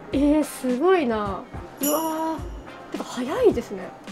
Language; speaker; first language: Japanese; native; Japanese